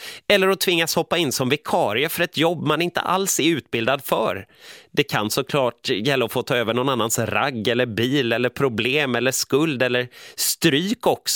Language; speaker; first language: Swedish; native; Swedish